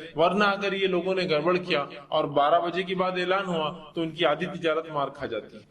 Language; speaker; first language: Urdu; native; Urdu